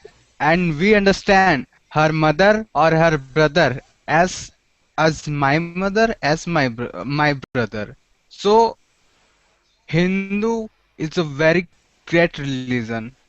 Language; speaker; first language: English; non-native, learner; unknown